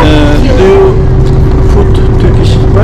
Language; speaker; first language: English; non-native, learner; Turkish